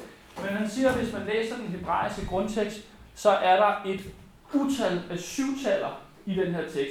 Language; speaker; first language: Danish; native; Danish